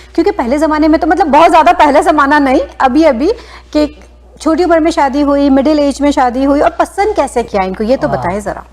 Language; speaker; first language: Urdu; native; Urdu